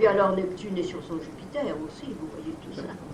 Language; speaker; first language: French; native; French